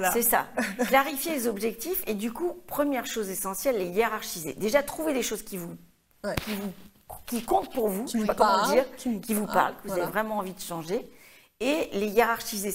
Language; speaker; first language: French; native; French